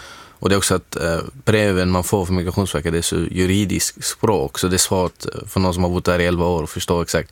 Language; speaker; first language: Swedish; non-native, fluent; Arabic